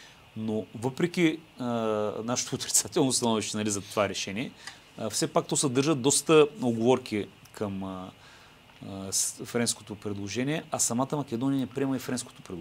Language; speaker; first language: Bulgarian; native; Bulgarian